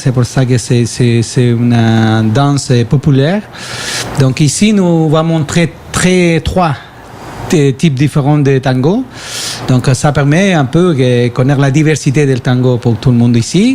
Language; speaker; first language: French; non-native, fluent; Spanish